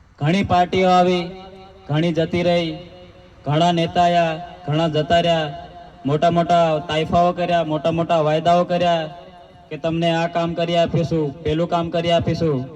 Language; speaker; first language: Gujarati; non-native, local second language; Rathawi